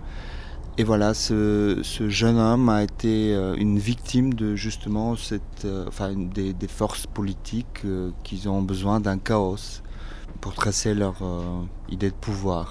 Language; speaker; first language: French; non-native, fluent; Bulgarian